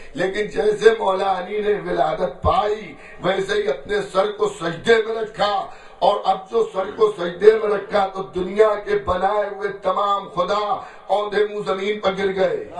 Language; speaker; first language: Urdu; native; Urdu